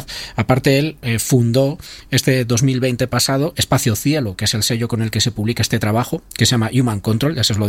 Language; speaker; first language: Spanish; native; Spanish